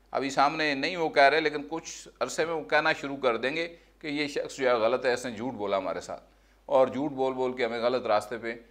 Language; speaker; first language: Urdu; non-native, local second language; Punjabi